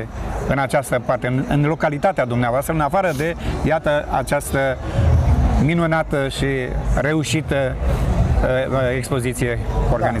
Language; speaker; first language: Romanian; native; Romanian